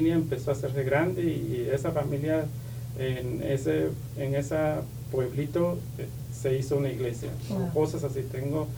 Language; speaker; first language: Spanish; native; Spanish